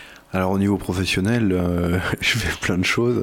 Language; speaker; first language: French; native; French